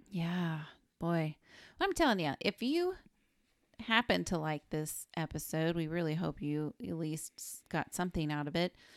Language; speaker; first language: English; native; English